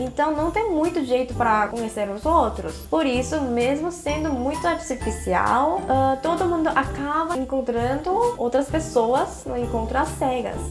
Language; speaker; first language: Portuguese; non-native, fluent; Korean